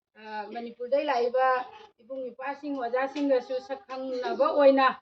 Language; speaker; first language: Manipuri; native; Manipuri